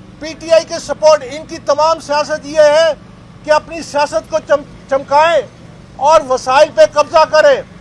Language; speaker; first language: Urdu; non-native, local second language; Pashto